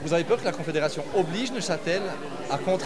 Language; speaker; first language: French; native; French